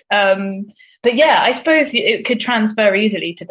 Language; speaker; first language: English; native; English